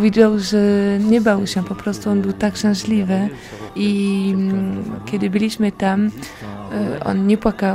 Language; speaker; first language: Polish; non-native, learner; French